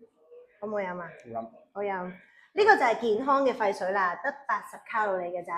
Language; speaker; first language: Cantonese; native; Cantonese